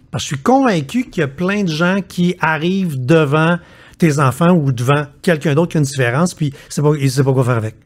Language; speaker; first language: French; native; French